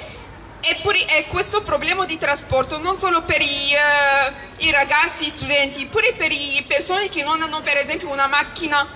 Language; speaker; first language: Italian; early bilingual, other home language; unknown